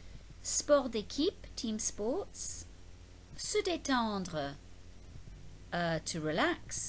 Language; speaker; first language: French; non-native, fluent; English